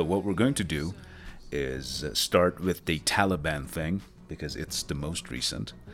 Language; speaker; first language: English; non-native, fluent; Persian